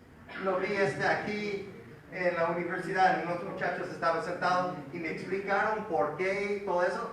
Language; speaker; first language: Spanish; non-native, fluent; English